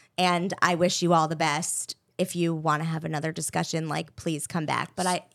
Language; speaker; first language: English; native; English